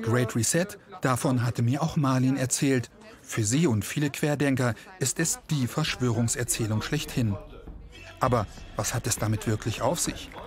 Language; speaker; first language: German; native; German